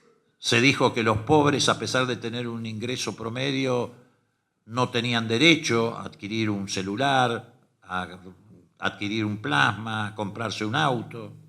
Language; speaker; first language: Spanish; native; Spanish